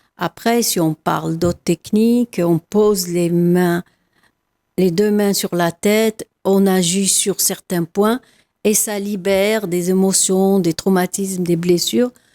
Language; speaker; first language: French; non-native, local second language; Arabic